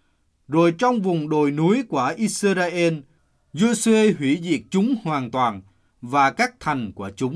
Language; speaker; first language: Vietnamese; native; Vietnamese